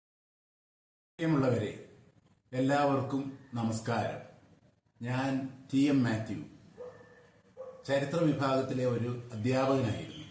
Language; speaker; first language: Malayalam; native; Malayalam